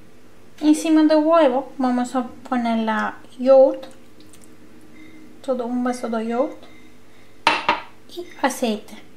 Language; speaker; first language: Spanish; non-native, learner; Turkish